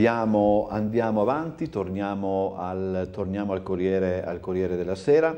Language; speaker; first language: Italian; native; Italian